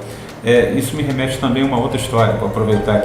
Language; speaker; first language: Portuguese; native; Portuguese